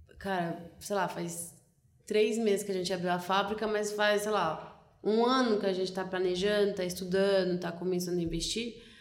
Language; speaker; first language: Portuguese; non-native, fluent; French